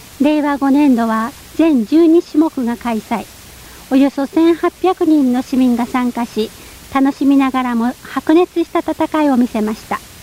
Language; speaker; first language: Japanese; native; Japanese